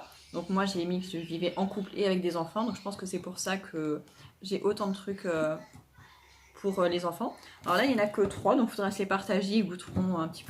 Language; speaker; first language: French; native; French